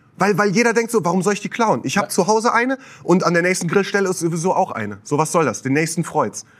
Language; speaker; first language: German; native; German